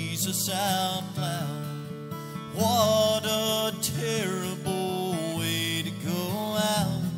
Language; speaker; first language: English; native; English